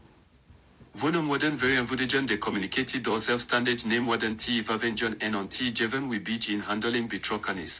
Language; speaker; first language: Dutch; non-native, learner; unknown